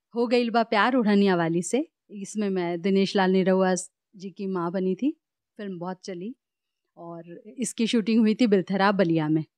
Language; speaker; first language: Hindi; native; Hindi